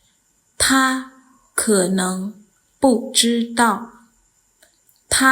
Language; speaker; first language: Chinese; non-native, fluent; Khmer